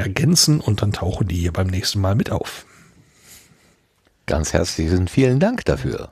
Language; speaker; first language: German; native; German